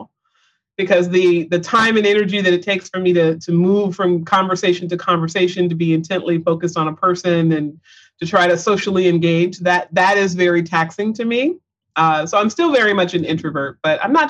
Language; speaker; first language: English; native; English